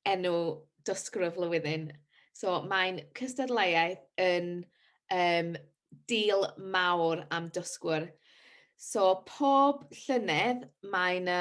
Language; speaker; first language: Welsh; non-native, local second language; English